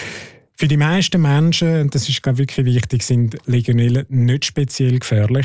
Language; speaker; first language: German; native; German